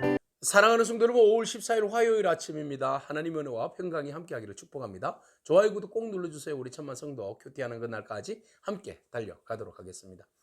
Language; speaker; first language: Korean; native; Korean